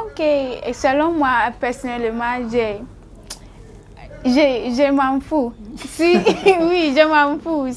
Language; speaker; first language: French; non-native, learner; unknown